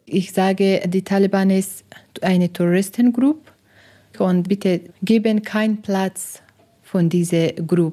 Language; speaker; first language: German; non-native, learner; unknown